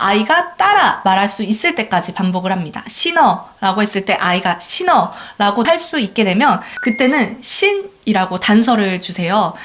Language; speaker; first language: Korean; native; Korean